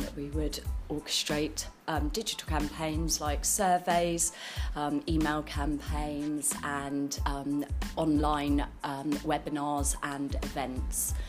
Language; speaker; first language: English; native; English